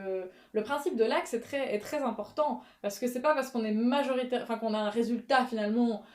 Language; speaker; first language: French; native; French